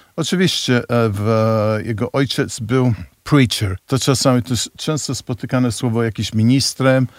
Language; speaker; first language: Polish; non-native, fluent; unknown